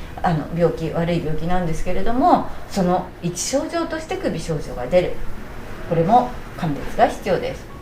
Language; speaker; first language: Japanese; native; Japanese